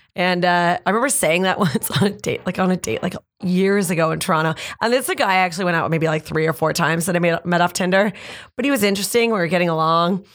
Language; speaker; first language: English; native; English